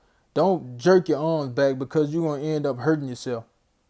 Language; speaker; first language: English; native; English